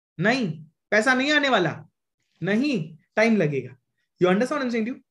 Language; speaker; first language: Hindi; non-native, local second language; Marathi